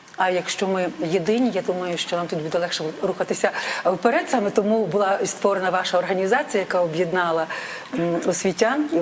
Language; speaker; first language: Ukrainian; native; Ukrainian